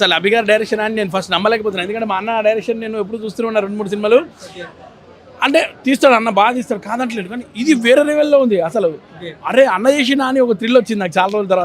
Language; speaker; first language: Telugu; native; Telugu